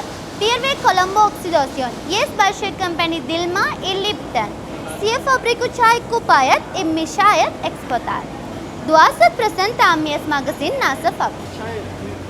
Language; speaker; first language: Russian; non-native, learner; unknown